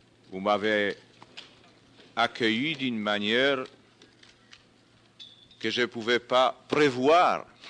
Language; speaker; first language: French; non-native, fluent; Polish